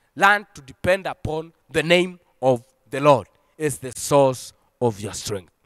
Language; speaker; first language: English; non-native, local second language; Swahili